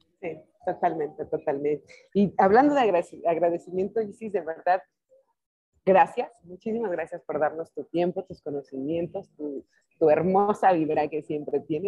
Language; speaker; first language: Spanish; native; Spanish